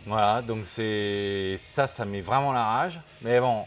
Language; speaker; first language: French; native; French